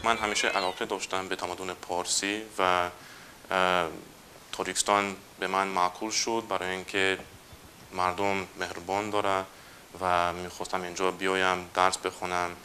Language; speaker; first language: Persian; non-native, fluent; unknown